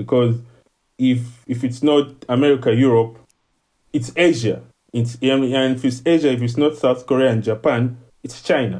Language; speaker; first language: English; non-native, local second language; Ganda